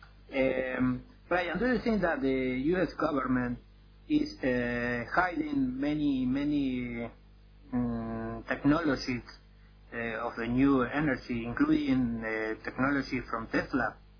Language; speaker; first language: English; non-native, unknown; Spanish